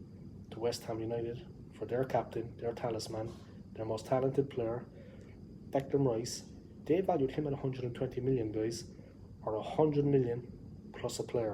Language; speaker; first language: English; native; English